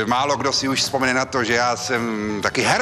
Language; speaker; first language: Czech; native; Czech